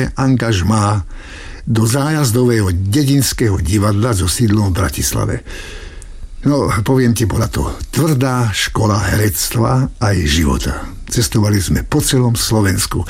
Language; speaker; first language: Slovak; native; Slovak